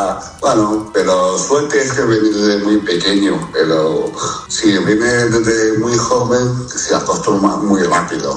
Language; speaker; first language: Spanish; non-native, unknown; Chinese